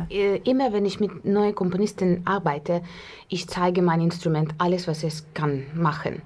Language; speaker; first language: German; non-native, learner; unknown